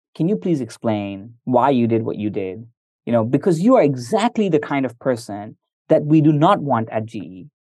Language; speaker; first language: English; early bilingual, other home language; Hindi